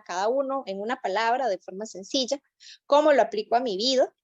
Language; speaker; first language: Spanish; native; Spanish